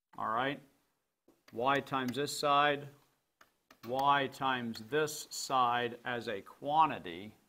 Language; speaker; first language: English; native; English